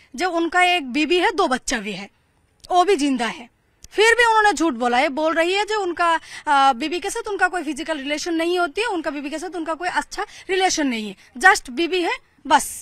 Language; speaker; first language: Hindi; non-native, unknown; Bangla